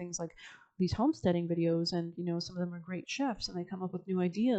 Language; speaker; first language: English; native; English